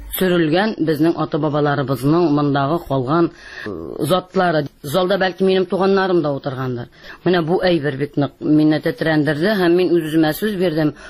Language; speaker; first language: Tatar; native; Tatar